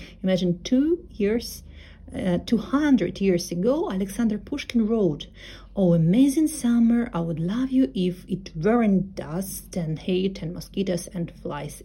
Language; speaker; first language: English; non-native, fluent; Russian